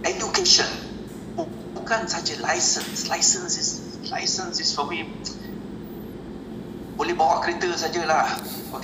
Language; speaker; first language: Indonesian; non-native, local second language; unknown